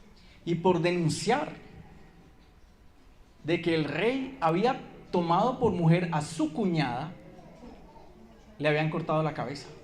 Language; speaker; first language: Spanish; native; Spanish